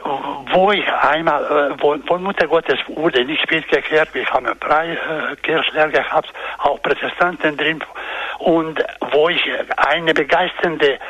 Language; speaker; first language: German; non-native, fluent; Croatian